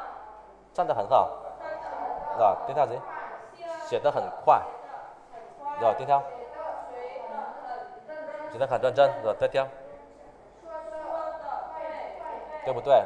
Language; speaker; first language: Chinese; non-native, fluent; Vietnamese